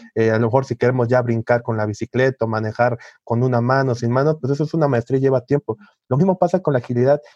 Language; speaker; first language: Spanish; native; Spanish